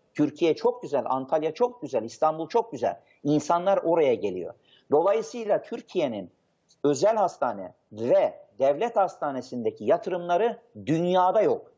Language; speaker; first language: Turkish; native; Turkish